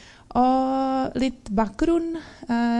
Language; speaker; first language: Norwegian; non-native, learner; Czech